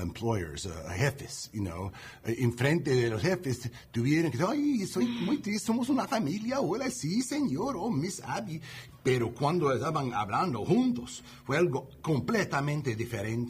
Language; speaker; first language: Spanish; non-native, learner; English